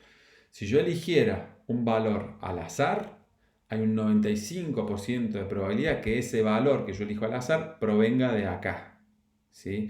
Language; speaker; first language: Spanish; native; Spanish